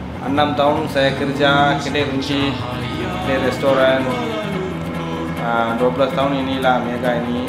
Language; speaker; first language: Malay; non-native, learner; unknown